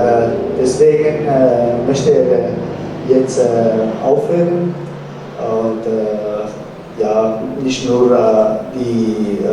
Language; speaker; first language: German; non-native, fluent; Tibetan